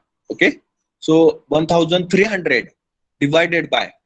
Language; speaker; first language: English; non-native, local second language; Hindi